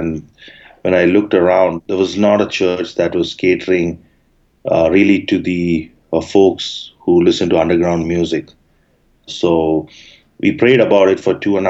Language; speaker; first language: English; non-native, local second language; Malayalam